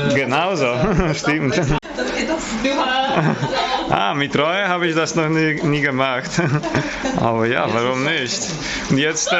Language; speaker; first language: German; non-native, fluent; Polish